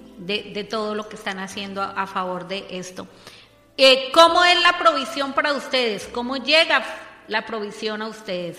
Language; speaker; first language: Spanish; native; Spanish